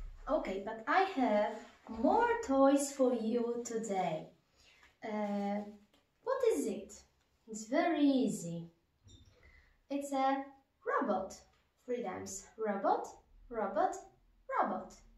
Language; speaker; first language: English; non-native, fluent; Polish